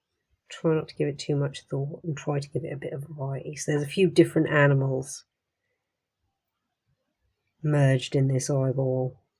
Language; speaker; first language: English; native; English